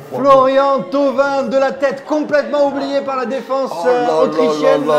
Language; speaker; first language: French; native; French